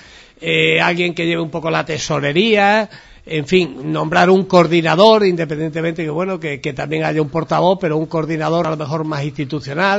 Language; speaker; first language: Spanish; native; Spanish